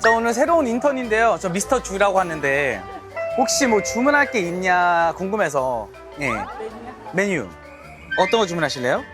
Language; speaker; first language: Korean; early bilingual, other home language; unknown